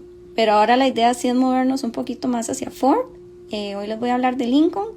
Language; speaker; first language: Spanish; native; Spanish